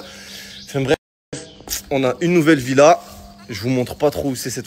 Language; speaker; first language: French; native; French